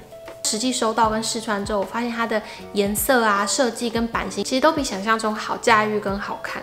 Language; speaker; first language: Chinese; native; Chinese